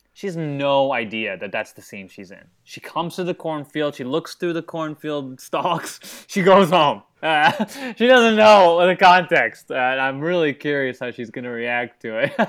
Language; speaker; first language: English; native; English